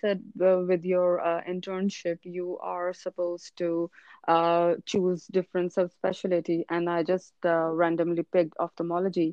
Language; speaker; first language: English; non-native, local second language; Urdu